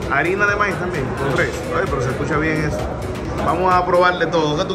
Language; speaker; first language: Spanish; native; Spanish